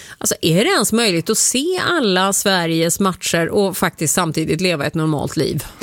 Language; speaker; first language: Swedish; native; Swedish